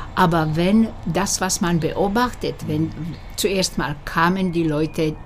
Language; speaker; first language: German; non-native, fluent; Slovak